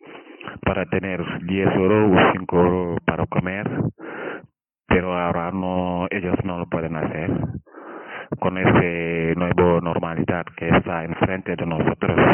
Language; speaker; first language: Spanish; non-native, fluent; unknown